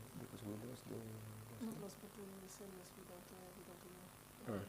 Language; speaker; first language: English; non-native, learner; Spanish